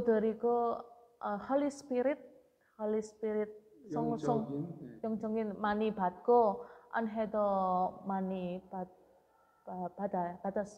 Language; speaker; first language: Korean; non-native, learner; Indonesian